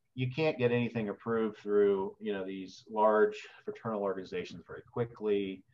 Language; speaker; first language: English; native; English